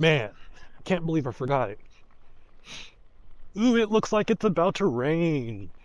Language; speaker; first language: English; native; English